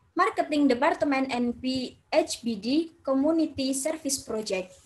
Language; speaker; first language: English; non-native, learner; Indonesian